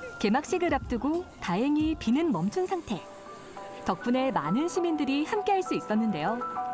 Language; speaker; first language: Korean; native; Korean